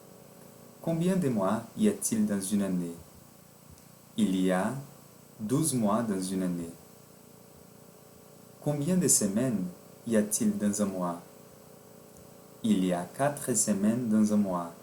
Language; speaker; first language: French; non-native, fluent; Portuguese